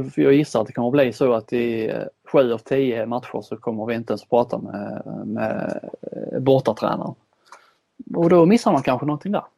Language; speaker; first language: Swedish; native; Swedish